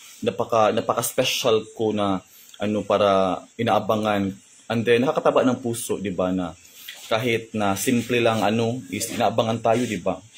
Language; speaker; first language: Filipino; non-native, local second language; Cebuano